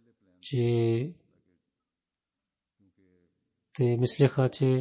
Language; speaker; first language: Bulgarian; non-native, fluent; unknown